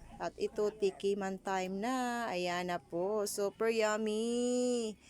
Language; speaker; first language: Filipino; non-native, local second language; Cebuano